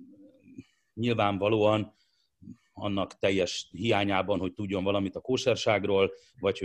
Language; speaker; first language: Hungarian; native; Hungarian